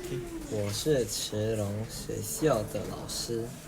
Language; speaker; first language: Chinese; non-native, learner; Indonesian